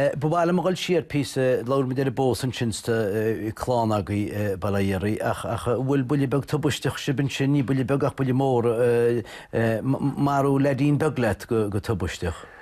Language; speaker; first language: Irish; native; Irish